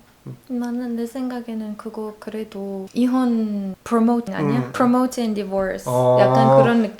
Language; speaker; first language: Korean; non-native, learner; Arabic